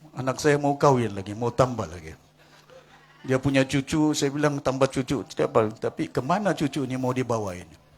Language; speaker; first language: Malay; non-native, local second language; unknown